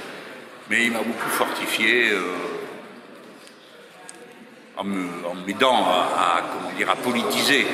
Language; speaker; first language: French; native; French